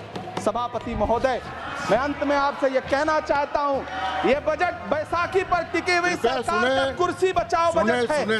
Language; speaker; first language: Hindi; native; Hindi